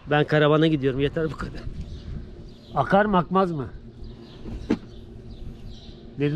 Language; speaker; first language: Turkish; native; Turkish